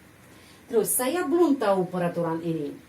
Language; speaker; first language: Indonesian; non-native, fluent; Russian